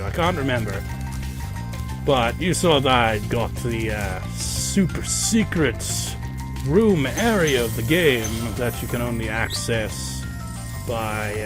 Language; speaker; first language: English; native; English